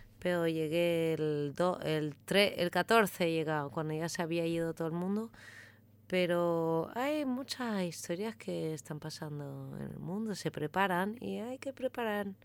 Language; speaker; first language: Spanish; non-native, fluent; Dutch